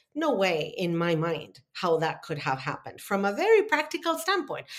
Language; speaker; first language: English; non-native, fluent; Spanish